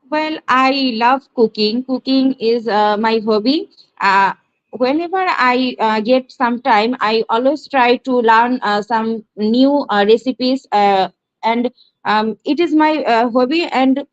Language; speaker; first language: English; non-native, learner; Bangla